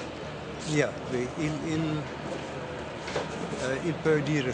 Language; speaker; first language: French; non-native, learner; Dutch